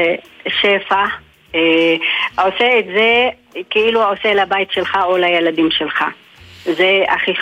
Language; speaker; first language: Hebrew; non-native, local second language; Arabic